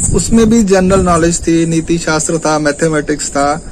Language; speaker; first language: Hindi; non-native, local second language; Marathi